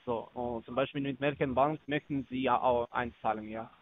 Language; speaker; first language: German; non-native, learner; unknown